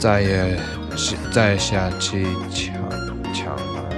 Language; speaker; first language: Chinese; non-native, learner; English